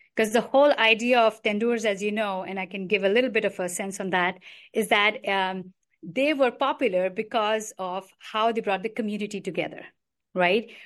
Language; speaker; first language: English; non-native, local second language; Hindi